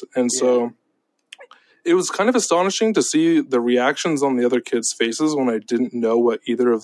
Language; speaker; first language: English; native; English